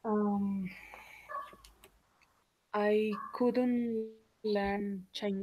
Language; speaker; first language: English; non-native, learner; Spanish